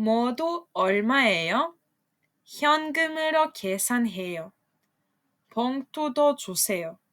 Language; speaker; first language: Korean; non-native, fluent; Serbian